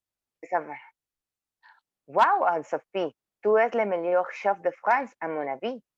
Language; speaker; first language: French; non-native, learner; Spanish